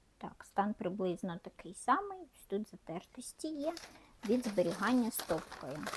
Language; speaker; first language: Ukrainian; non-native, local second language; Russian